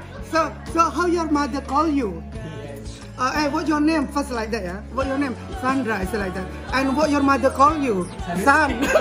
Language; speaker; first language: English; non-native, learner; Indonesian